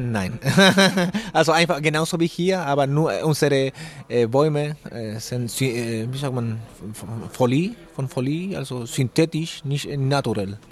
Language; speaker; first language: German; non-native, learner; Spanish